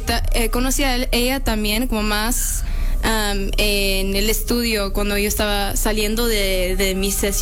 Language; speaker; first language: Spanish; early bilingual, heritage; Spanish